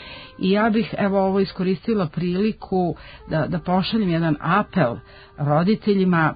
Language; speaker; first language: Serbian; native; Serbian